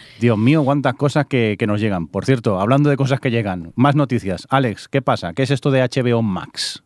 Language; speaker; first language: Spanish; native; Spanish